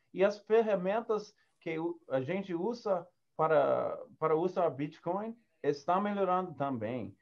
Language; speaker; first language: Portuguese; non-native, learner; English